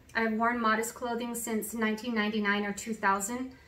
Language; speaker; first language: English; native; English